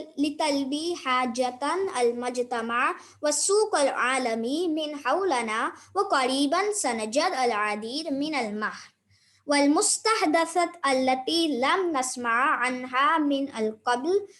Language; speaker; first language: Arabic; non-native, learner; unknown